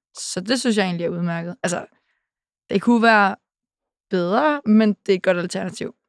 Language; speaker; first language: Danish; native; Danish